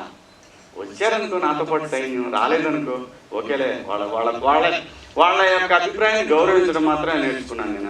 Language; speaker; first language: Telugu; native; Telugu